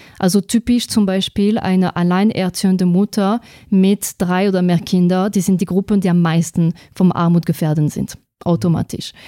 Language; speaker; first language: German; non-native, fluent; French